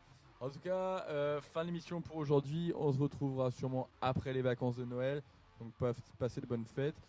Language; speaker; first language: French; native; French